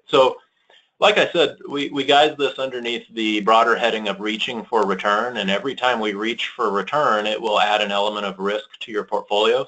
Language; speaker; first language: English; native; English